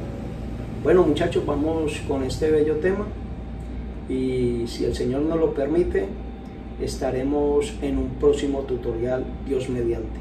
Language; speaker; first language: Spanish; native; Spanish